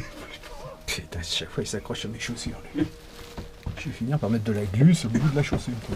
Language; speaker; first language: French; native; French